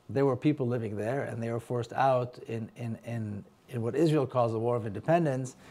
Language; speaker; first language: English; non-native, fluent; Hebrew